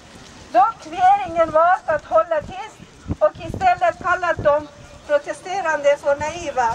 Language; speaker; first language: Swedish; non-native, fluent; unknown